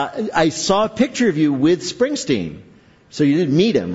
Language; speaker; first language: English; native; English